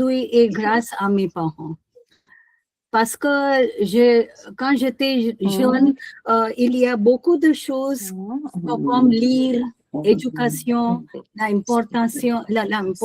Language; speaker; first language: French; non-native, learner; Hindi